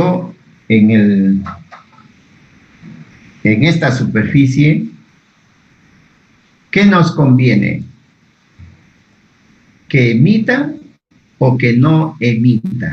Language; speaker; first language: Spanish; native; Spanish